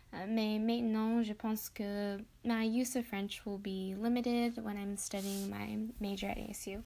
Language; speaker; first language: English; native; English